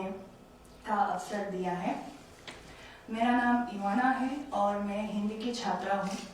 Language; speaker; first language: Hindi; non-native, learner; Romanian